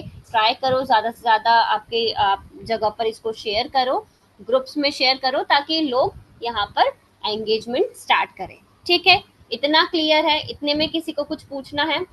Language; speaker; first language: Hindi; native; Hindi